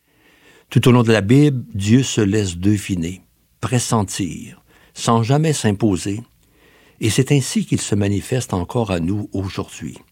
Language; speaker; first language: French; native; French